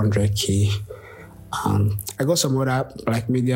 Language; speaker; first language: English; non-native, local second language; Yoruba